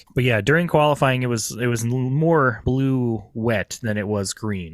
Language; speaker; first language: English; native; English